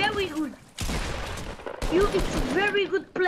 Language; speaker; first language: English; non-native, learner; French